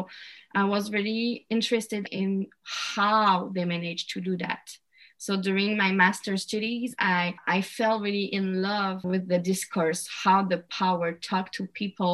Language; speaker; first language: English; non-native, fluent; French